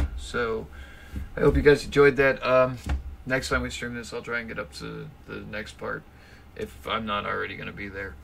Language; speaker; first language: English; native; English